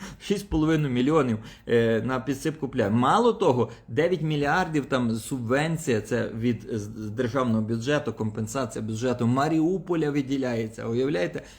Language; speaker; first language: Ukrainian; non-native, local second language; Russian